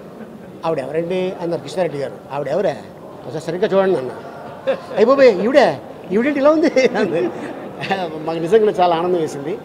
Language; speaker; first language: Telugu; native; Telugu